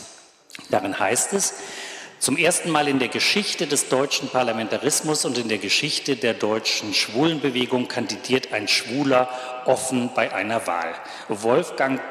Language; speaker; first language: German; native; German